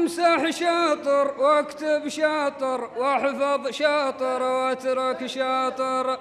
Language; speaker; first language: Arabic; native; Arabic